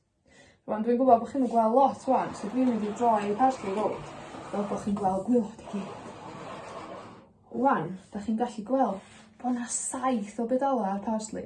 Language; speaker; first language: Welsh; native; Welsh